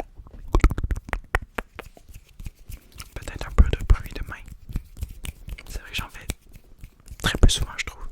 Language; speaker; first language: French; native; French